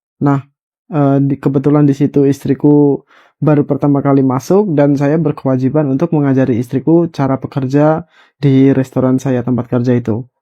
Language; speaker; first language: Indonesian; native; Indonesian